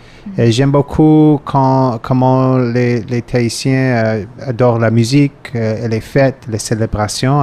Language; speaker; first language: French; non-native, learner; English